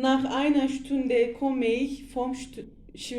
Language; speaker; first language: German; non-native, learner; Turkish